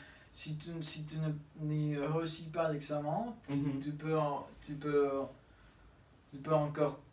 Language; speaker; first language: French; non-native, learner; Spanish